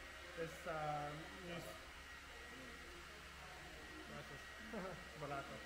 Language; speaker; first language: Spanish; non-native, learner; English